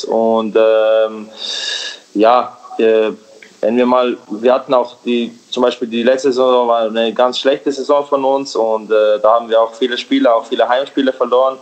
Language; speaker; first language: German; early bilingual, other home language; Serbian